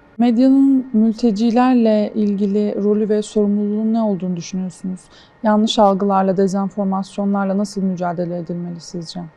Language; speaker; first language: Turkish; native; Turkish